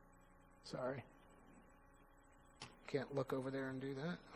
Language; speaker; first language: English; native; English